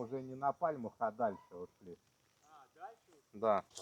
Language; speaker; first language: Russian; native; Russian